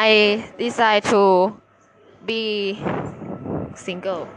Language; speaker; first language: English; non-native, learner; Thai